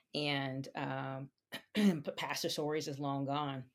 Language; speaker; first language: English; native; English